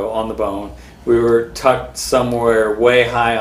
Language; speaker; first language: English; native; English